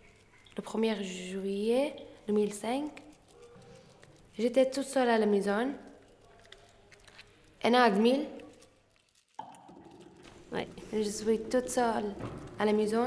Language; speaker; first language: French; non-native, learner; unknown